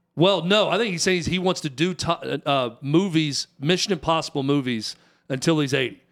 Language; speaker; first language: English; native; English